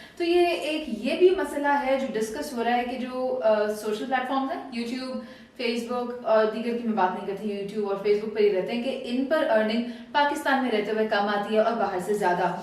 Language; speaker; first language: Urdu; native; Urdu